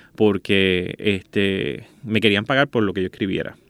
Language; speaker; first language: Spanish; native; Spanish